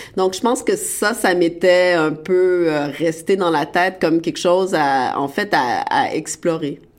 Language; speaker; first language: French; native; French